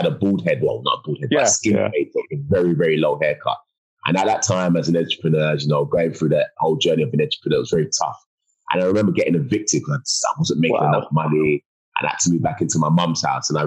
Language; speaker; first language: English; native; English